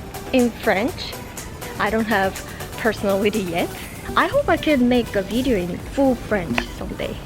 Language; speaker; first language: English; non-native, fluent; Korean